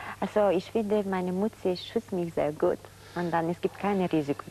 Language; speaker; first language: German; non-native, fluent; Bulgarian